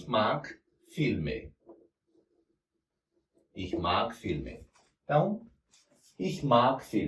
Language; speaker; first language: German; non-native, fluent; Portuguese